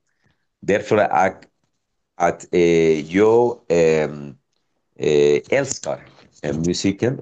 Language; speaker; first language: Swedish; non-native, learner; Spanish